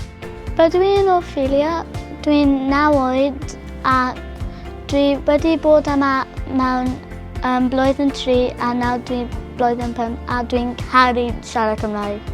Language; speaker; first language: Welsh; non-native, learner; English